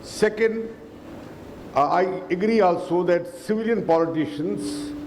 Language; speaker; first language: English; non-native, local second language; Urdu